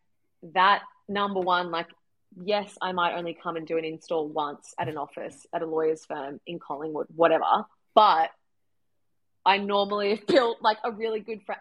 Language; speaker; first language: English; native; English